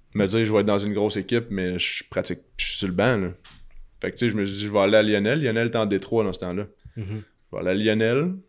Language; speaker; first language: French; native; French